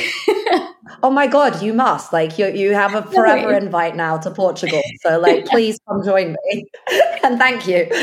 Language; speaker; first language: English; early bilingual, other home language; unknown